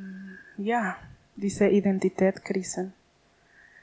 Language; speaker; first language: German; non-native, learner; Spanish